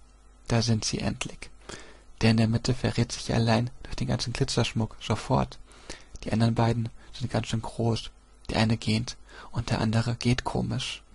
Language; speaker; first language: German; native; German